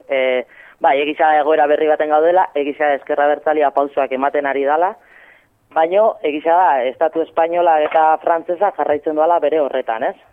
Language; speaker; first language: Basque; native; Basque